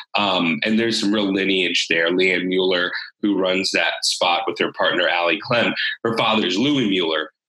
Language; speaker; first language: English; native; English